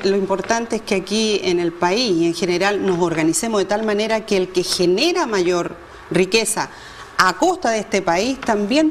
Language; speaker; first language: Spanish; native; Spanish